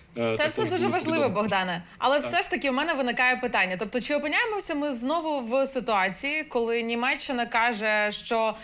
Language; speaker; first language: Ukrainian; native; Ukrainian